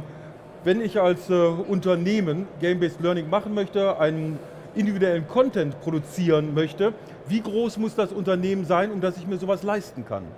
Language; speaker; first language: German; native; German